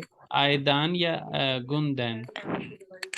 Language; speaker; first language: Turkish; non-native, fluent; Urdu